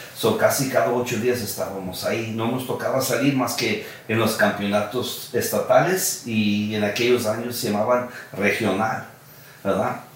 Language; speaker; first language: Spanish; early bilingual, heritage; Spanish